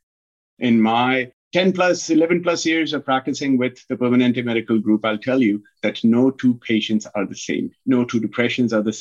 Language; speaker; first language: English; non-native, local second language; Punjabi